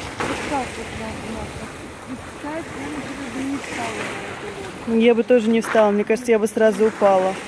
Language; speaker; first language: Russian; native; Russian